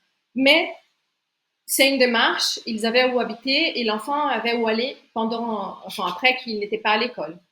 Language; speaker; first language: French; non-native, fluent; Portuguese